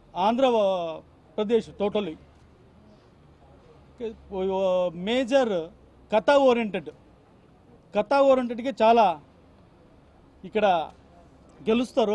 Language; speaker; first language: Telugu; non-native, learner; Kannada